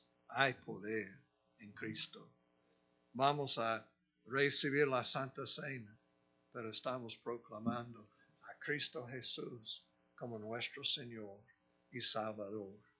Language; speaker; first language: Spanish; non-native, fluent; English